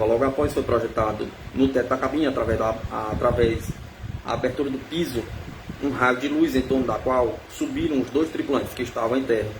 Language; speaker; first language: Portuguese; native; Portuguese